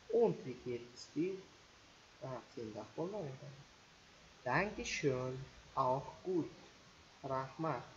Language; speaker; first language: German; non-native, fluent; Uzbek